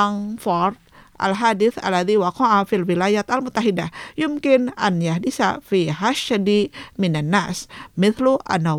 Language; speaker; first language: Arabic; non-native, fluent; Indonesian